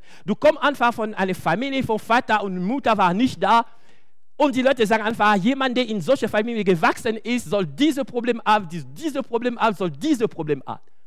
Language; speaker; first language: German; non-native, fluent; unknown